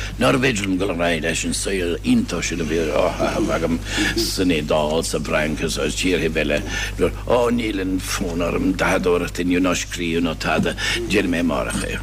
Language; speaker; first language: Irish; non-native, fluent; English